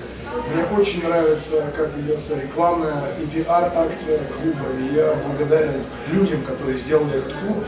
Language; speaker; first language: Russian; native; Russian